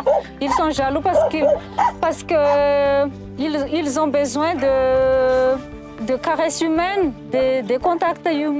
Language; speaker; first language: French; non-native, local second language; Malagasy